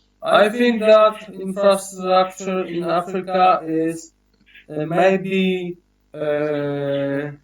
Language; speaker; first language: English; non-native, learner; Polish